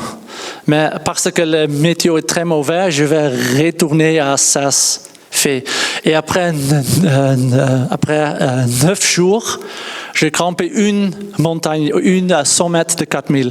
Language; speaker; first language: French; non-native, learner; Dutch